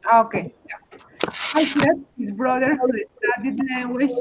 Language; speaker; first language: English; non-native, learner; Spanish